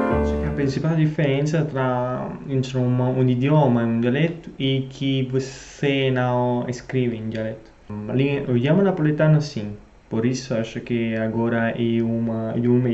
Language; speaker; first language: Portuguese; non-native, fluent; Italian